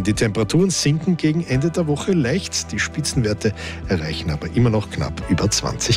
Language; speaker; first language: German; native; German